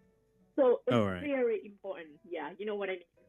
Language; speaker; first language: English; non-native, fluent; Thai